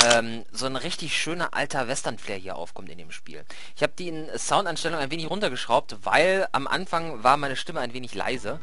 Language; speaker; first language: German; native; German